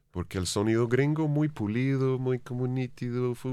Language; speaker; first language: Spanish; non-native, fluent; English